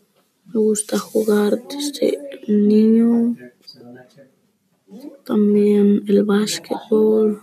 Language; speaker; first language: Spanish; early bilingual, heritage; Spanish